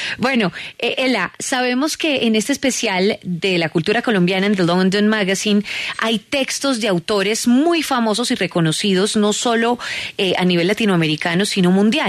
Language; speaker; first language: Spanish; native; Spanish